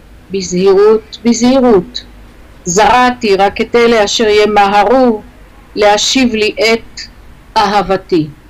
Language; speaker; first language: Hebrew; native; Hebrew